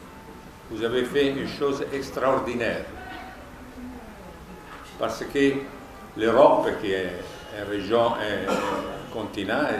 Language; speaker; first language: French; non-native, fluent; Italian